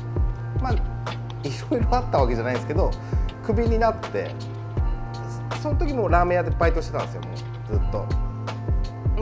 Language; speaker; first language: Japanese; native; Japanese